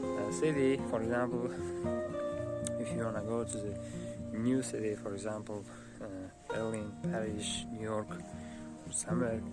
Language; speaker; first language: English; non-native, learner; Uzbek